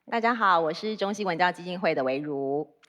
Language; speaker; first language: Chinese; native; Chinese